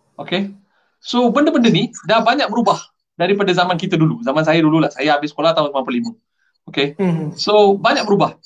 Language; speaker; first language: Malay; non-native, local second language; Tamil